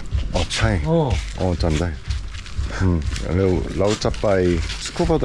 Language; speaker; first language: Thai; non-native, learner; Korean